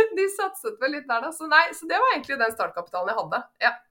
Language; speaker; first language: Norwegian; native; Norwegian